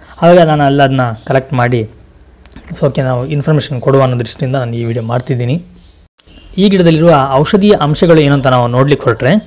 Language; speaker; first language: Kannada; non-native, local second language; Tulu